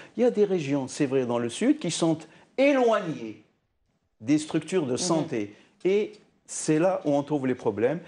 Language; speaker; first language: French; non-native, local second language; Arabic